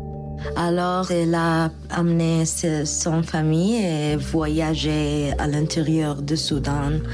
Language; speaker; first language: French; non-native, learner; Arabic